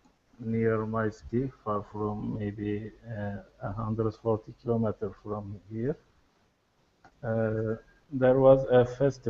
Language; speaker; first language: English; non-native, learner; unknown